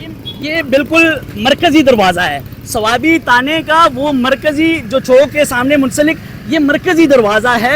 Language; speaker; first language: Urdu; non-native, local second language; Pashto